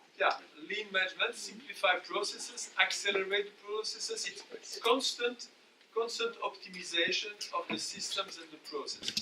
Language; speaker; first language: English; non-native, fluent; French